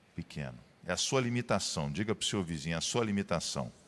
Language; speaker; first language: Portuguese; native; Portuguese